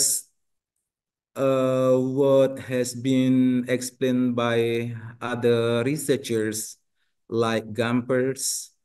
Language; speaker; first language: English; non-native, learner; Indonesian